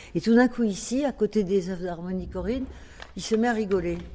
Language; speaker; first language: French; native; French